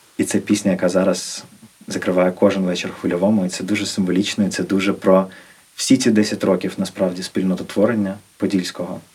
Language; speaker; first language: Ukrainian; non-native, local second language; Russian